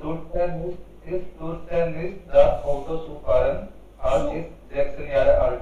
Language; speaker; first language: German; non-native, learner; Hindi